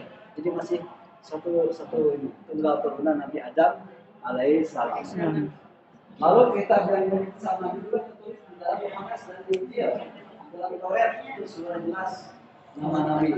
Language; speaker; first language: Indonesian; non-native, local second language; Sundanese